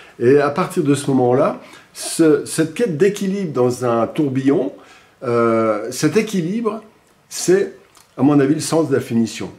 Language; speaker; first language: French; native; French